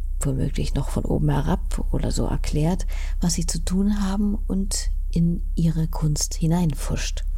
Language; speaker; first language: German; native; German